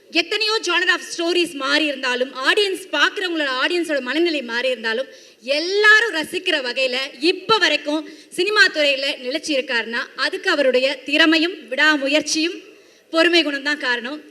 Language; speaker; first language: Tamil; native; Tamil